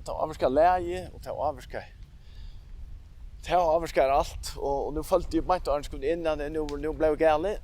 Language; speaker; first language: Swedish; non-native, learner; Faroese